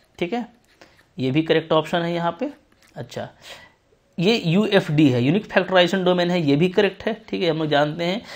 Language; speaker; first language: Hindi; native; Hindi